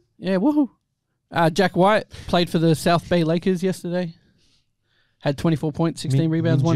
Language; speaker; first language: English; native; English